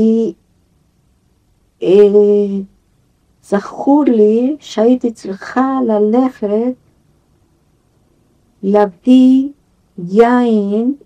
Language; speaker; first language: Hebrew; non-native, fluent; Yiddish